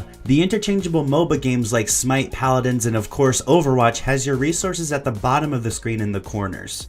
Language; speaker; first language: English; native; English